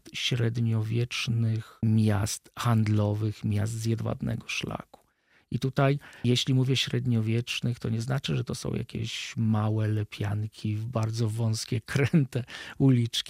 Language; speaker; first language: Polish; native; Polish